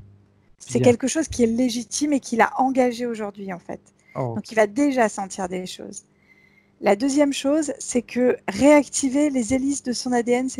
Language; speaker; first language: French; native; French